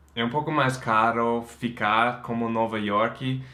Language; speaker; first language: Portuguese; non-native, fluent; English